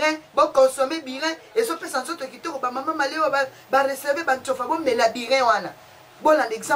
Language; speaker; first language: French; non-native, local second language; Lingala